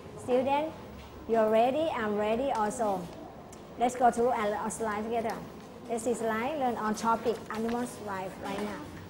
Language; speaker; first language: English; non-native, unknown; Thai